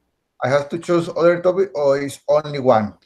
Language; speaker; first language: English; non-native, learner; Spanish